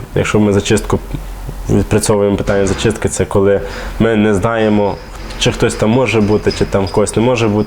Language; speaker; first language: Ukrainian; native; Ukrainian